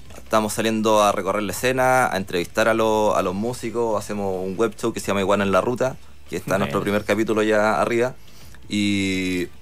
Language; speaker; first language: Spanish; native; Spanish